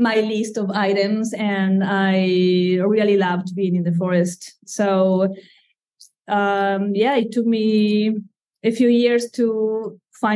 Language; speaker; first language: English; non-native, fluent; Spanish